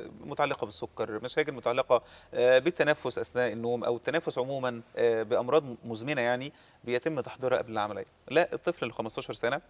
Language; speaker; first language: Arabic; native; Arabic